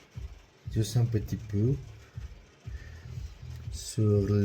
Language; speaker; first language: French; non-native, learner; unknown